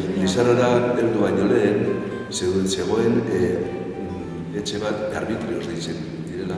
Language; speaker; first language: Basque; non-native, local second language; Spanish